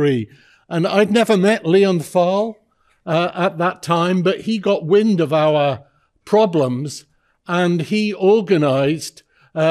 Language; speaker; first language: English; native; English